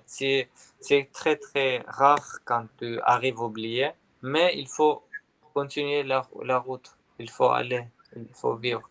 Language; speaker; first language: French; non-native, learner; Armenian